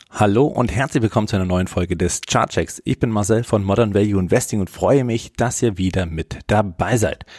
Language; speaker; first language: German; native; German